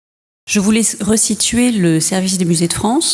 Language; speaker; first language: French; native; French